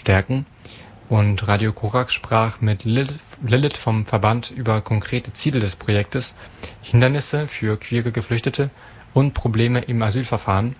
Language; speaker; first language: German; native; German